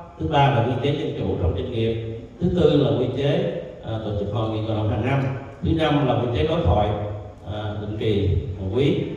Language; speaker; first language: Vietnamese; native; Vietnamese